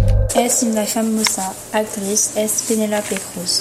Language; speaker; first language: Spanish; non-native, learner; French